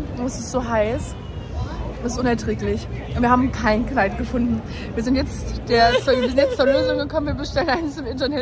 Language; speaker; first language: German; native; German